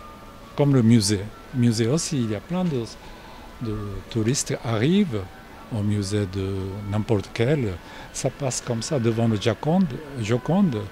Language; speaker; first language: French; non-native, fluent; Japanese